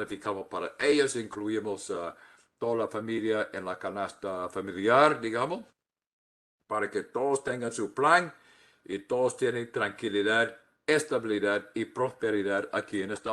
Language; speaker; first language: Spanish; non-native, fluent; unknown